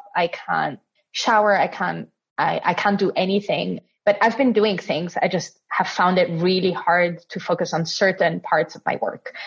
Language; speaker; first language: English; non-native, fluent; Italian